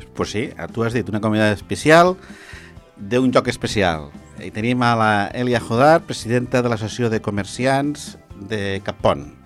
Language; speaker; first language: Catalan; native; Catalan